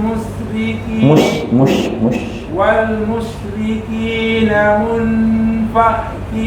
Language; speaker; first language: Arabic; non-native, learner; Malay